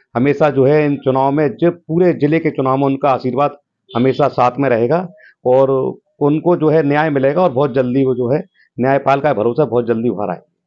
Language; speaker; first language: Hindi; native; Hindi